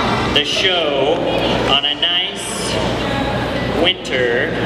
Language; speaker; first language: English; native; English